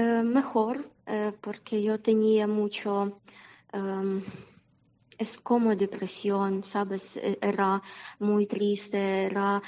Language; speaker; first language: Spanish; non-native, learner; Ukrainian